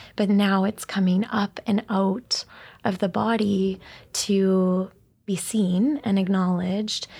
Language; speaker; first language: English; native; English